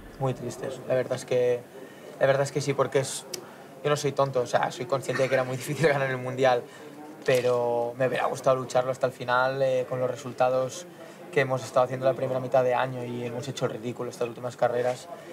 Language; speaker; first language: Spanish; native; Spanish